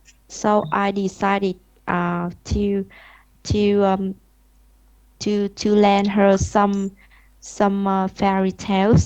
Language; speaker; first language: English; non-native, learner; Vietnamese